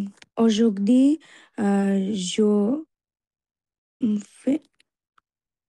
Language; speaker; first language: French; non-native, learner; Bangla